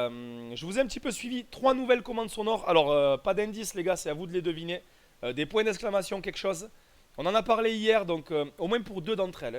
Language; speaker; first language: French; native; French